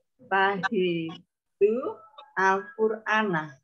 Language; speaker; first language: Arabic; non-native, learner; Indonesian